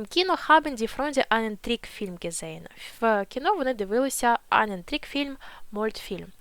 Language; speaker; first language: German; non-native, fluent; Ukrainian